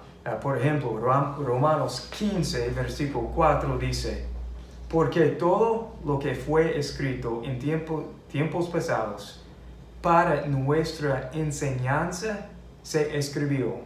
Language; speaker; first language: Spanish; non-native, fluent; English